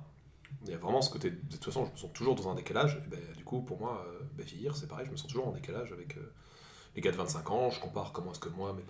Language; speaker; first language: French; native; French